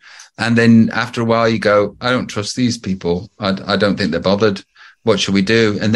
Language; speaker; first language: English; native; English